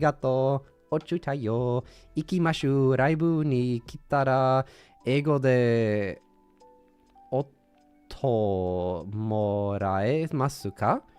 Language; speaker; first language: Japanese; non-native, learner; English